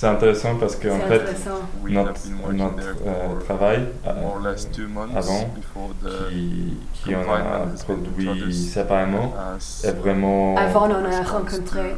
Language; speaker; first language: French; non-native, learner; Polish